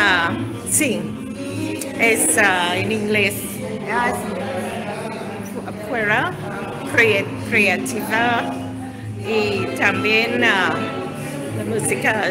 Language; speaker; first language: Spanish; non-native, learner; English